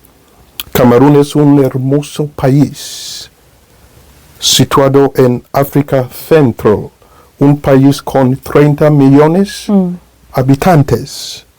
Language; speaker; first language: Spanish; non-native, fluent; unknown